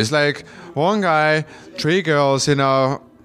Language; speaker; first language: English; non-native, fluent; German